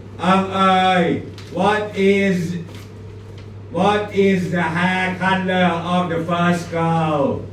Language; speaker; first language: English; non-native, fluent; Thai